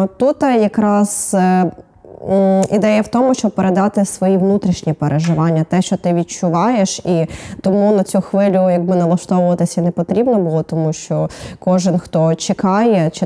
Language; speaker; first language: Ukrainian; native; Ukrainian